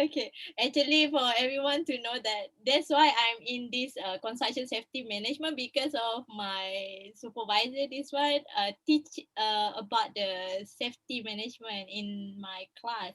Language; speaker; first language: English; non-native, local second language; Malay